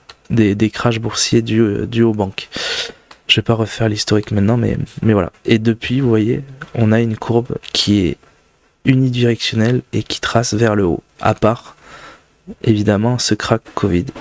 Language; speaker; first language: French; native; French